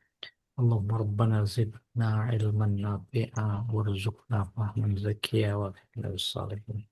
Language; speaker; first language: Arabic; non-native, fluent; Indonesian